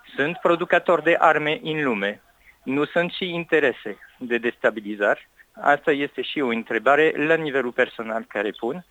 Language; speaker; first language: Romanian; non-native, fluent; French